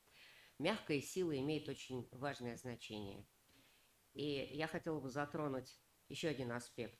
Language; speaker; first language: Russian; native; Russian